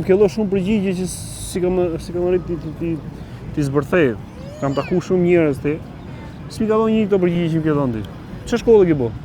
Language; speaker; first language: Albanian; native; Albanian